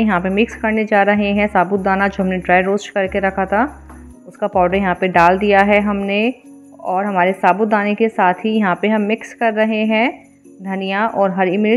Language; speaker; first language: Hindi; native; Hindi